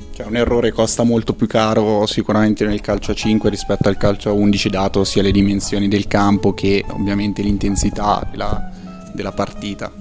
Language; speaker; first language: Italian; native; Italian